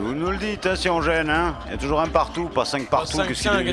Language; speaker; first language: French; native; French